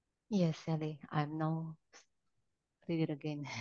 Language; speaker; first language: English; non-native, learner; Indonesian